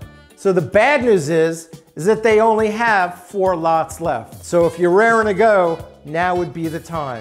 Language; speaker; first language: English; native; English